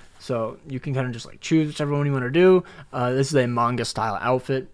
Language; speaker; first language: English; native; English